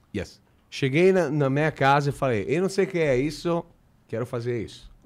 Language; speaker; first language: Portuguese; non-native, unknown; Italian